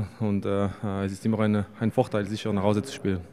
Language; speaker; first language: German; non-native, local second language; French